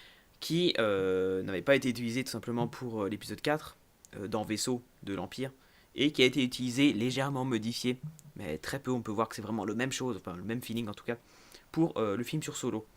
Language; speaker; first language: French; native; French